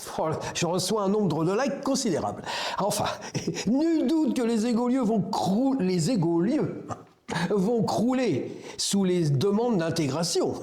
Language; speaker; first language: French; native; French